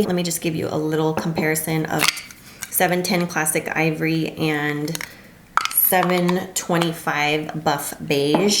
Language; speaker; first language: English; native; English